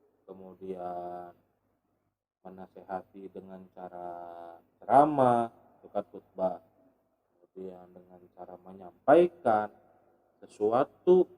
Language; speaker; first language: Indonesian; native; Indonesian